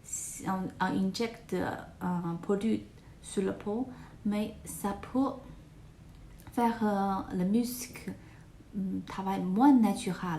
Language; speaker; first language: French; non-native, learner; Chinese